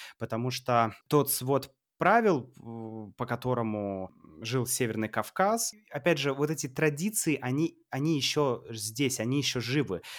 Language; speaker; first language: Russian; native; Russian